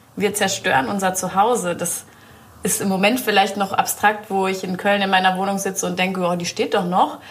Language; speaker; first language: German; native; German